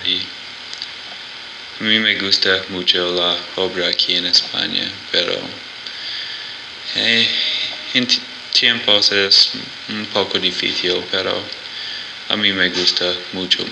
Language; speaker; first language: Spanish; non-native, learner; English